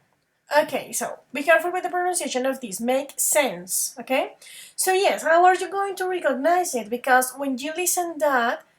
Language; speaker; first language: English; non-native, fluent; Spanish